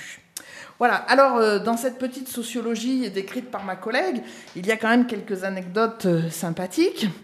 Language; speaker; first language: French; native; French